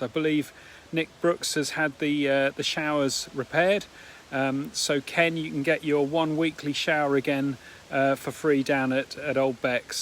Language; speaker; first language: English; native; English